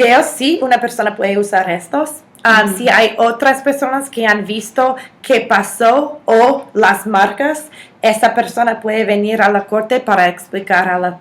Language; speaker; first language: Spanish; non-native, fluent; English